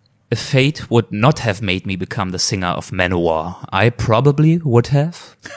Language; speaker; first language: English; non-native, fluent; German